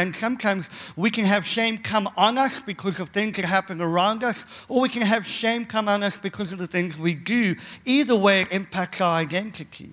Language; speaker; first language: English; native; English